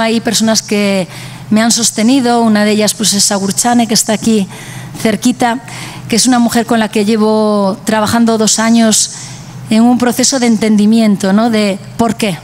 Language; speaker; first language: Spanish; native; Spanish